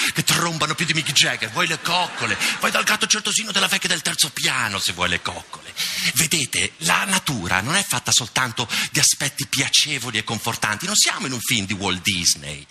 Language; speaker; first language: Italian; native; Italian